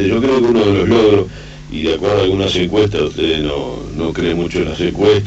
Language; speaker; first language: Spanish; native; Spanish